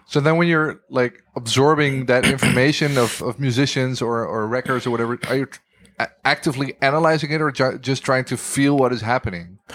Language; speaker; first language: English; non-native, fluent; Dutch